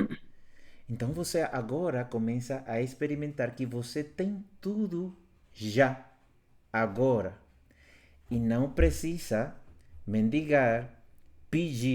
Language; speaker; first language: Portuguese; non-native, fluent; Spanish